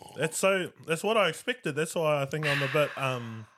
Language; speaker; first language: English; native; English